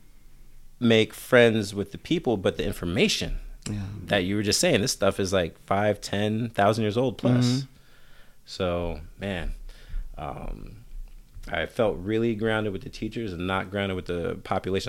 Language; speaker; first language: English; native; English